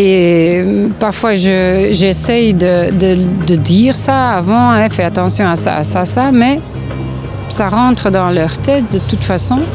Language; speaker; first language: French; non-native, local second language; Dutch